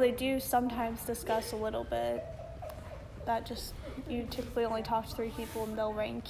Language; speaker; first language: English; native; English